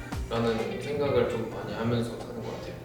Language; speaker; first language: Korean; native; Korean